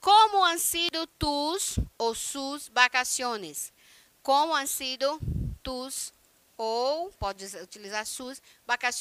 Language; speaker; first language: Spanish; non-native, fluent; Portuguese